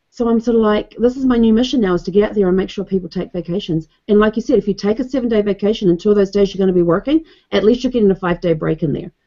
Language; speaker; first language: English; native; English